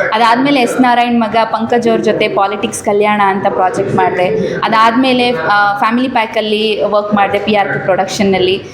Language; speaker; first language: Kannada; native; Kannada